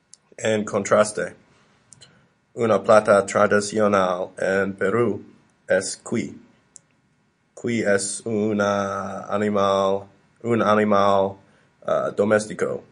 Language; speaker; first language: Spanish; non-native, learner; English